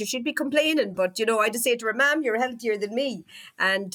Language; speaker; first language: English; native; English